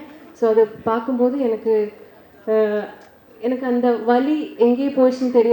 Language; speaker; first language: Tamil; non-native, learner; Malayalam